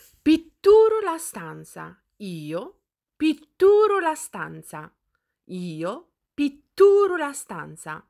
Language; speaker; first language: Italian; non-native, fluent; Arabic